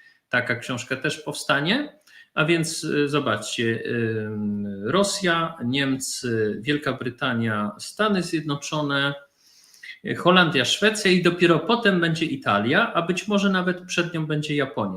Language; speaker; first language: Polish; native; Polish